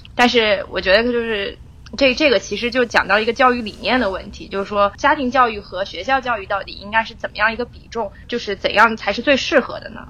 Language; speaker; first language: Chinese; native; Chinese